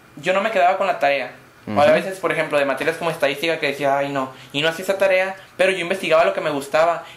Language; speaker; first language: Spanish; native; Spanish